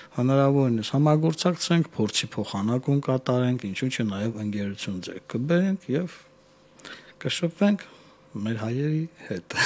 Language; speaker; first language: Armenian; native; Armenian